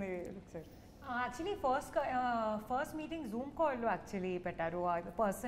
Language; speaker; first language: Telugu; non-native, learner; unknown